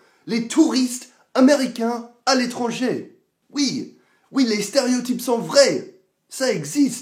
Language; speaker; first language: French; non-native, fluent; English